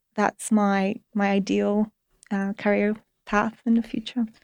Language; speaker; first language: English; non-native, fluent; Polish